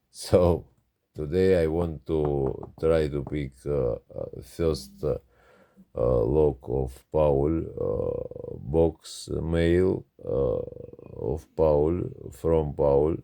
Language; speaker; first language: English; non-native, learner; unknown